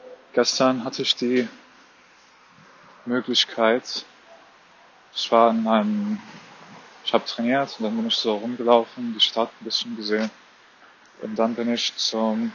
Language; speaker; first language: German; non-native, fluent; Arabic